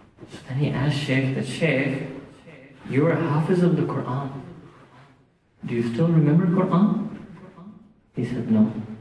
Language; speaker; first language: English; early bilingual, other home language; Urdu